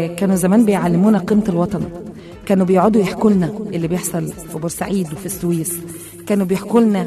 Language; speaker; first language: Arabic; native; Arabic